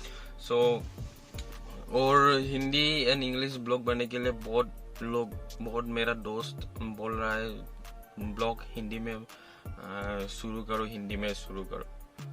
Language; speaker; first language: Hindi; non-native, local second language; Assamese